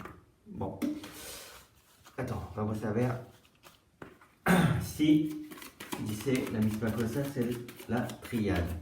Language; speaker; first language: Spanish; non-native, learner; French